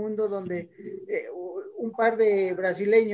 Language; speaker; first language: Spanish; native; Spanish